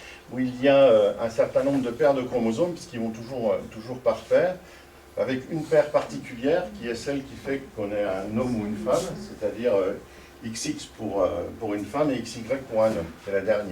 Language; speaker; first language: French; native; French